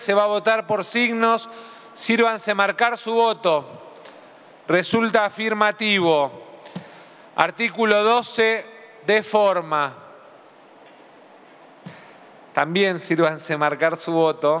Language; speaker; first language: Spanish; native; Spanish